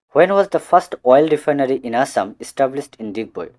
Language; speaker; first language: English; non-native, local second language; Assamese